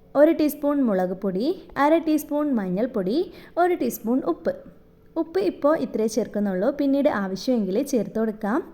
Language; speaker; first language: Malayalam; native; Malayalam